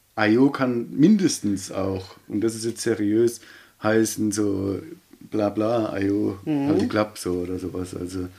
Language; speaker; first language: German; native; German